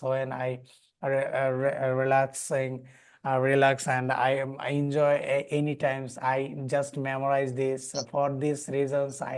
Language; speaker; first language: English; non-native, learner; Bangla